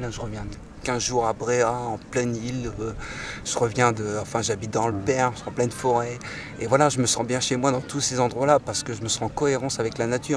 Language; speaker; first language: French; native; French